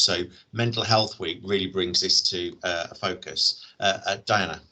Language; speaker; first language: English; native; English